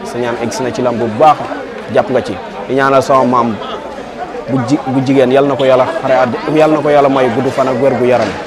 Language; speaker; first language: Wolof; native; Wolof